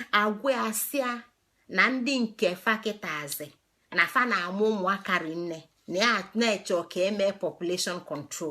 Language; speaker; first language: Igbo; native; Igbo